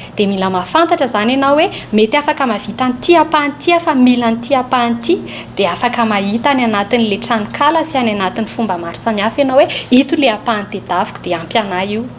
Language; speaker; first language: Malagasy; native; Malagasy